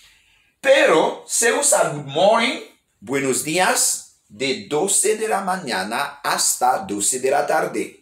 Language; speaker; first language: Spanish; non-native, learner; Haitian Creole